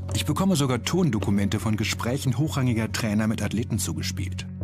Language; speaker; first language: German; native; German